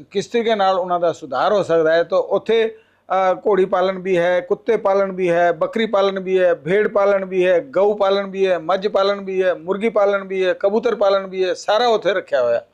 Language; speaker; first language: Hindi; non-native, local second language; Punjabi